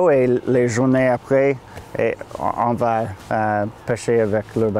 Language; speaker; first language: French; non-native, learner; English